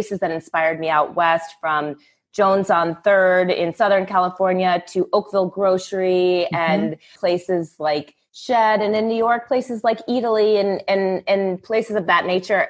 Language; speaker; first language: English; native; English